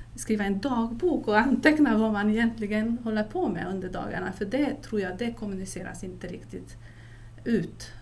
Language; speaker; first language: Swedish; non-native, fluent; Romanian